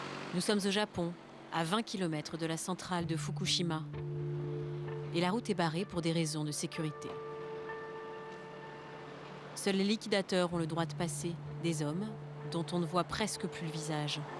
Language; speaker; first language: French; native; French